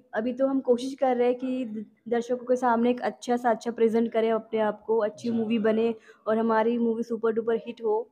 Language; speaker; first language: Hindi; non-native, local second language; Marathi